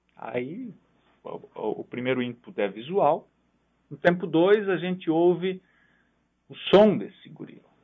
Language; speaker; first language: Portuguese; non-native, local second language; German